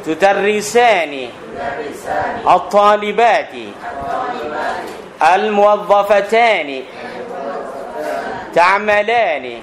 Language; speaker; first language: Arabic; non-native, fluent; Thai